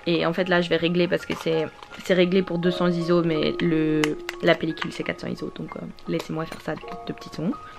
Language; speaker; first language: French; native; French